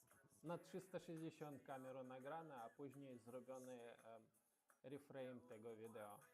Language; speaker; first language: Polish; non-native, learner; Ukrainian